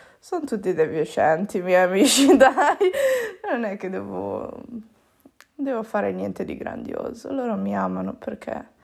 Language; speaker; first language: Italian; native; Italian